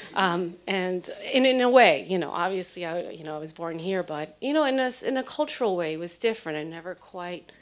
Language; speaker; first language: English; early bilingual, other home language; Spanish